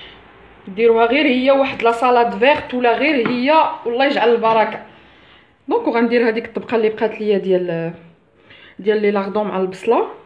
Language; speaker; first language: Arabic; native; Arabic